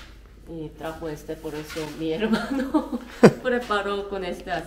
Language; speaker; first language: Spanish; non-native, fluent; Korean